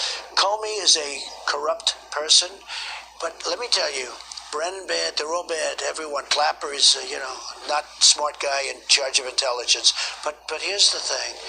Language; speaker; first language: English; native; English